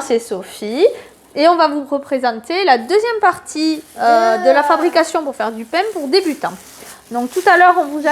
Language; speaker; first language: French; native; French